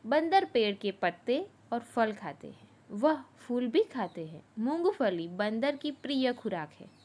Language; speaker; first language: Hindi; non-native, local second language; Gujarati